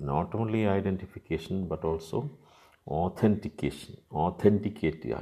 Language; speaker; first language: English; non-native, local second language; Malayalam